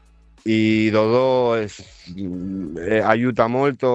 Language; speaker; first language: Italian; non-native, fluent; Spanish